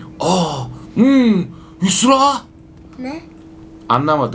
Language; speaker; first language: Turkish; native; Turkish